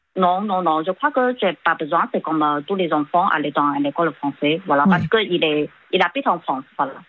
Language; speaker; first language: French; non-native, fluent; Chinese